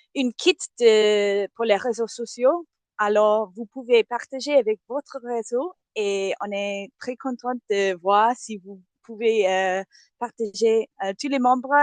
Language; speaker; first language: French; non-native, fluent; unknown